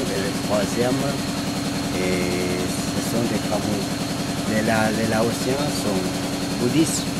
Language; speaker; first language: French; non-native, fluent; Lao